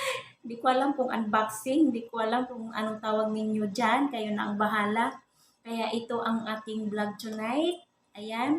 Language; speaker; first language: Filipino; native; Filipino